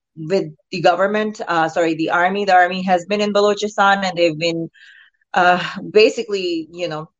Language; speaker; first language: English; non-native, local second language; Urdu